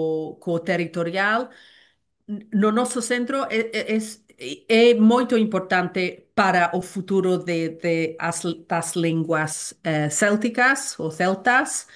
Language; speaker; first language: Galician; non-native, learner; Welsh